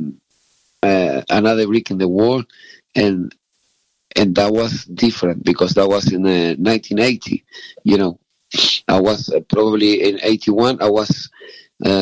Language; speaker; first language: English; non-native, fluent; Spanish